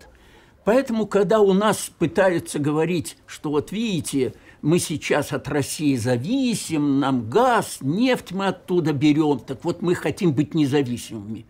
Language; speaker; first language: Russian; native; Russian